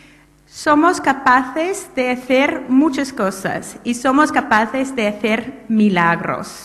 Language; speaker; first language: Spanish; non-native, fluent; English